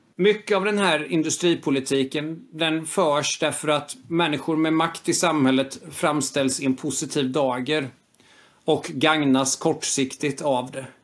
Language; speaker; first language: Swedish; native; Swedish